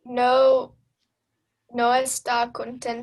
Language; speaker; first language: Spanish; non-native, learner; English